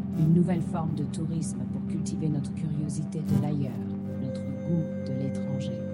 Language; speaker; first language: French; native; French